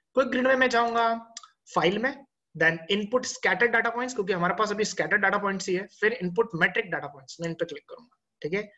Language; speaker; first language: Hindi; native; Hindi